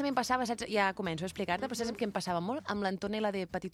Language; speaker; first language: Catalan; native; Catalan